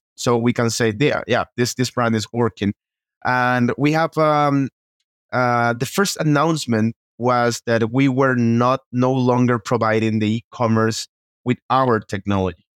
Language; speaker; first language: English; non-native, fluent; Spanish